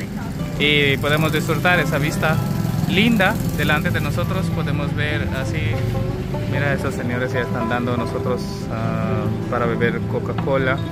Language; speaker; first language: Spanish; non-native, learner; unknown